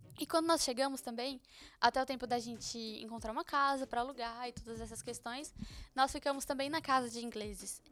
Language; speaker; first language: Portuguese; early bilingual, heritage; Portuguese